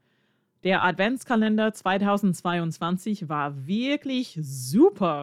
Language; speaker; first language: German; non-native, fluent; English